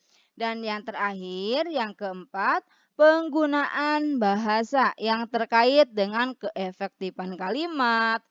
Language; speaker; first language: Indonesian; native; Indonesian